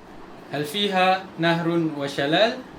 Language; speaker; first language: Arabic; non-native, learner; Malay